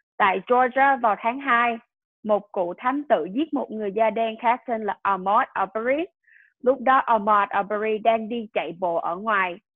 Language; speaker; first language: Vietnamese; early bilingual, heritage; Vietnamese